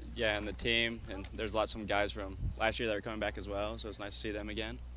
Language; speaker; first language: English; native; English